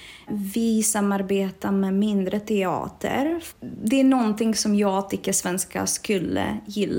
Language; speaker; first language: Swedish; non-native, fluent; Czech